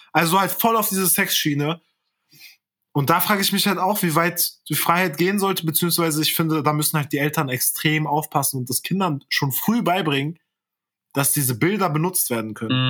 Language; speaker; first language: German; early bilingual, other home language; Turkish